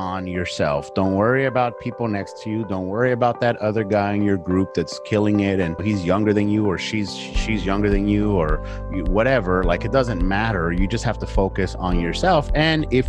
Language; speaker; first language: English; early bilingual, other home language; Spanish